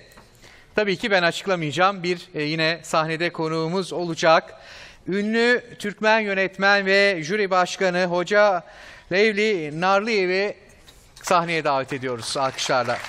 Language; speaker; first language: Turkish; native; Turkish